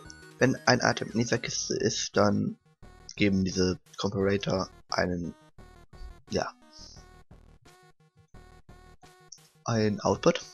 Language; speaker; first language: German; native; German